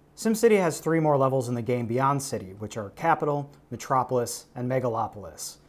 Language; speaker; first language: English; native; English